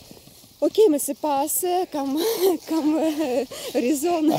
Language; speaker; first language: French; non-native, learner; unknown